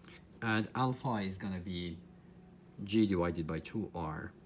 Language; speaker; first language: English; non-native, fluent; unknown